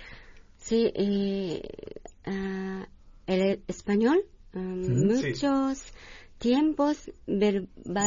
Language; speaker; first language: Spanish; non-native, learner; Japanese